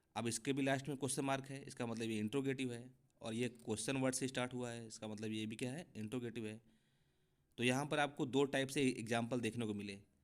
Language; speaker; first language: Hindi; native; Hindi